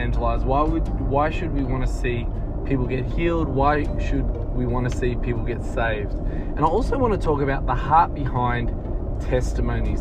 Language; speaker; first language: English; native; English